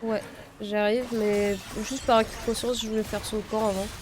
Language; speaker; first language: French; native; French